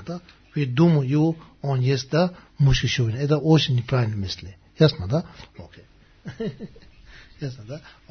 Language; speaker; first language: Russian; non-native, learner; Tibetan